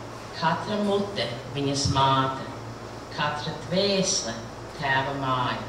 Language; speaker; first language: Latvian; early bilingual, heritage; Latvian